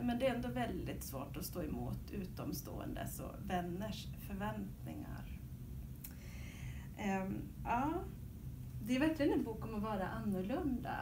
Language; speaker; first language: Swedish; native; Swedish